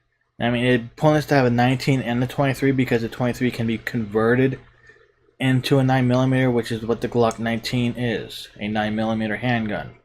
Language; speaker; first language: English; native; English